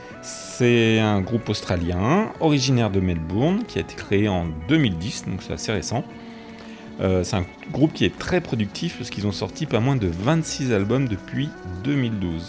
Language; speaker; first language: French; native; French